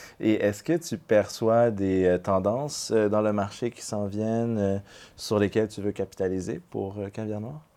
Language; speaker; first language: French; native; French